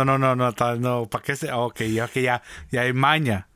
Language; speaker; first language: Spanish; early bilingual, other home language; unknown